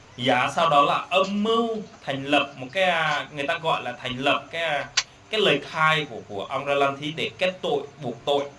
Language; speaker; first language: Vietnamese; non-native, local second language; Jarai